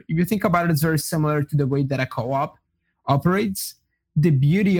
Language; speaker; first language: English; non-native, fluent; Portuguese